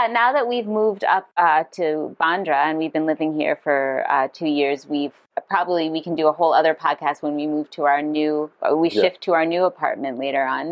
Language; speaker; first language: English; non-native, fluent; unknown